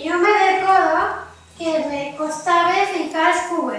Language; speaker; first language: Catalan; non-native, local second language; Spanish